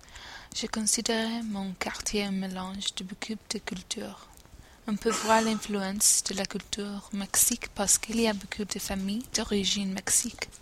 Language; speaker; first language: French; non-native, learner; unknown